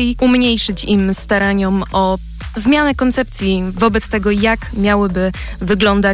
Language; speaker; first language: Polish; native; Polish